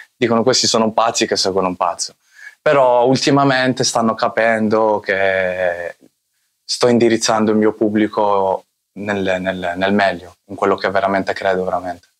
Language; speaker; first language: Italian; early bilingual, other home language; Arabic